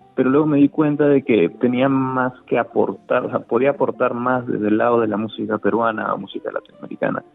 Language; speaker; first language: Spanish; native; Spanish